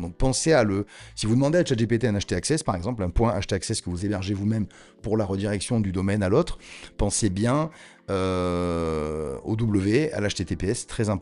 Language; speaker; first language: French; native; French